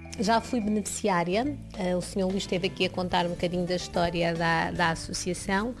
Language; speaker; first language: Portuguese; early bilingual, other home language; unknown